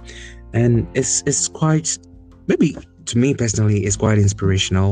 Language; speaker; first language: English; non-native, local second language; Ga